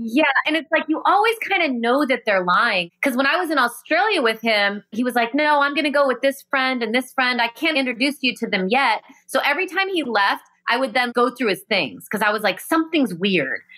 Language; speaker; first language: English; native; English